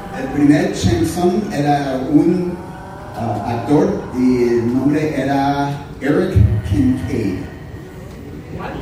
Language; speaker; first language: Spanish; early bilingual, heritage; English